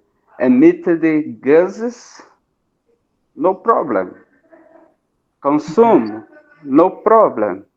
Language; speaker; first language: English; non-native, learner; Portuguese